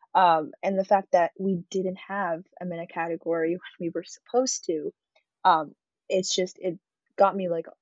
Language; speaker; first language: English; early bilingual, other home language; Arabic